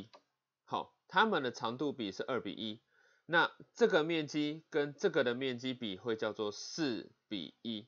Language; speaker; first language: Chinese; native; Chinese